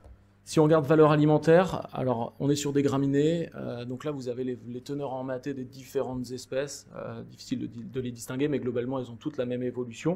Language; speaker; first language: French; native; French